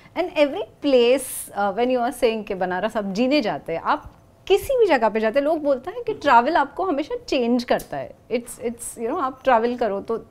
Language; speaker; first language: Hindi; non-native, local second language; Gujarati